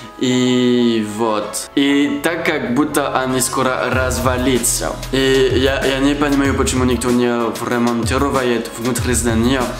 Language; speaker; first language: Russian; non-native, learner; French